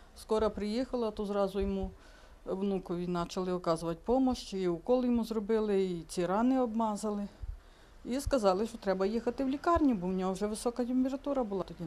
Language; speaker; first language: Ukrainian; native; Ukrainian